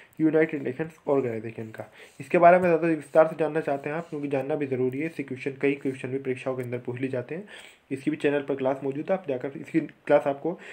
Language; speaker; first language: Hindi; native; Hindi